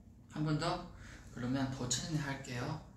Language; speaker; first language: Korean; non-native, fluent; Chinese